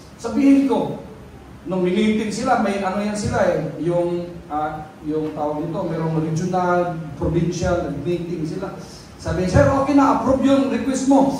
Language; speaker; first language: Filipino; non-native, local second language; Cebuano